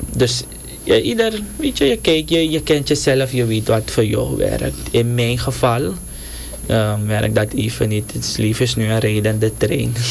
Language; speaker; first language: Dutch; native; Dutch